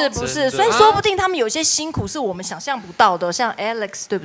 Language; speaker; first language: Chinese; native; Chinese